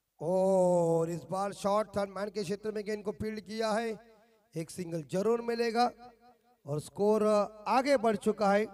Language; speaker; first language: Hindi; non-native, local second language; Marathi